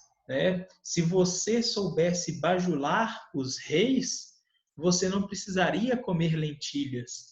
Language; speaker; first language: Portuguese; native; Portuguese